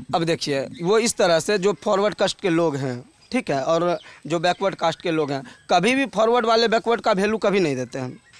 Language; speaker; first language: Hindi; native; Hindi